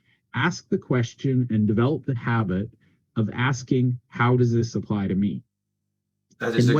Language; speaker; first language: English; native; English